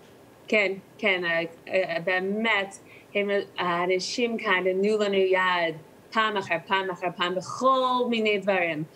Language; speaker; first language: Hebrew; non-native, learner; English